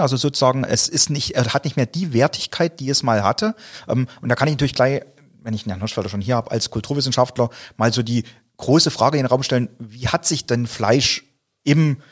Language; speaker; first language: German; native; German